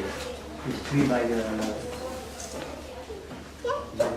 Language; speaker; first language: English; non-native, learner; French